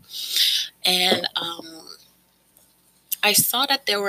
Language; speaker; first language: English; native; English